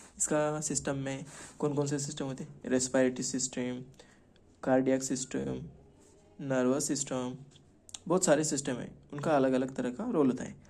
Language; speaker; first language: Hindi; non-native, local second language; Marathi